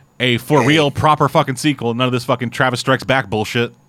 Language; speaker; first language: English; native; English